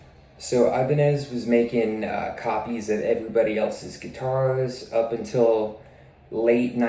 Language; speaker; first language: English; native; English